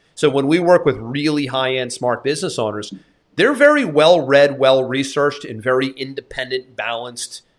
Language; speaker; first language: English; native; English